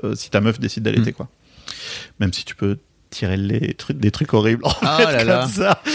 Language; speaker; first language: French; native; French